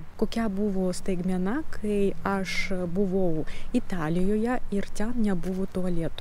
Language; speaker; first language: Lithuanian; non-native, learner; Russian